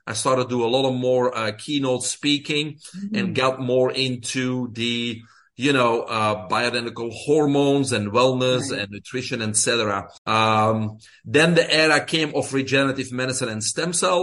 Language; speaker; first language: English; non-native, fluent; Dutch